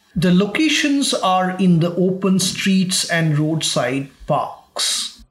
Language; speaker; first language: English; non-native, local second language; Bangla